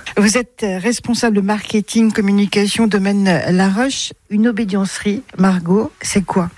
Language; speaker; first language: French; native; French